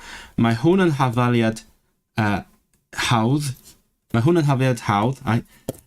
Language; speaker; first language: Welsh; non-native, learner; Cantonese